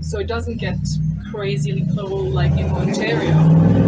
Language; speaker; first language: English; non-native, fluent; French